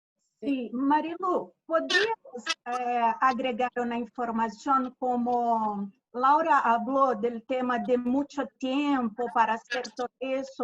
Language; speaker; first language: Spanish; non-native, fluent; Portuguese